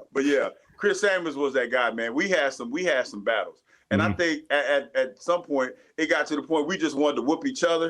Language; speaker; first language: English; native; English